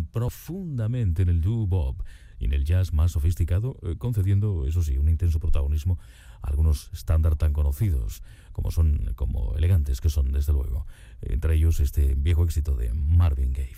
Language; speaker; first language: Spanish; native; Spanish